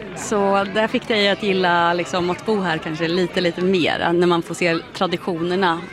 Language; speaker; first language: Swedish; native; Swedish